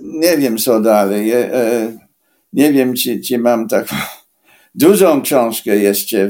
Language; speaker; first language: Polish; non-native, fluent; English